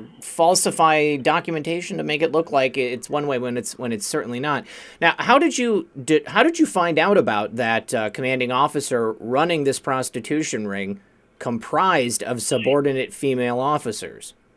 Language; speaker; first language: English; native; English